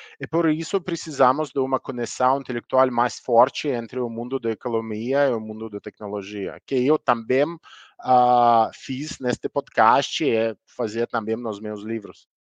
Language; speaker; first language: Portuguese; non-native, learner; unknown